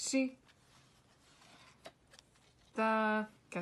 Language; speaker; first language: Arabic; non-native, learner; English